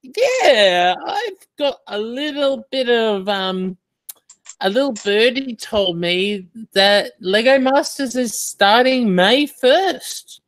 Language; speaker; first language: English; native; English